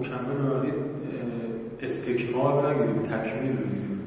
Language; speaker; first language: Persian; native; Persian